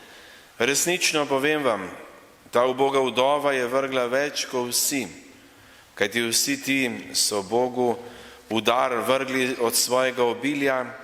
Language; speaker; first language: Slovenian; native; Slovenian